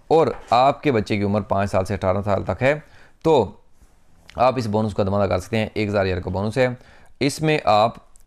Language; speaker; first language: Urdu; non-native, local second language; Punjabi